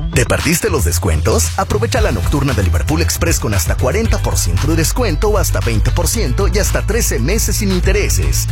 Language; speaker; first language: Spanish; native; Spanish